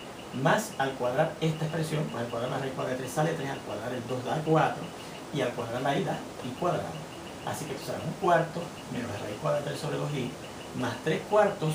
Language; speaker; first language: Spanish; native; Spanish